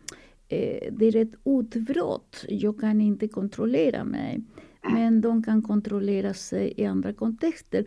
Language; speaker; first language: Swedish; non-native, fluent; Spanish